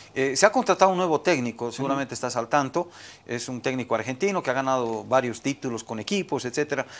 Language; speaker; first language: Spanish; native; Spanish